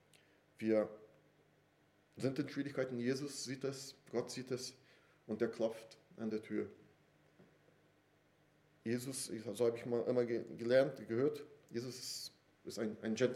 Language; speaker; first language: German; non-native, fluent; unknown